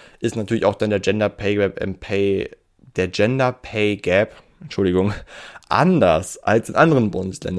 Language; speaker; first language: German; native; German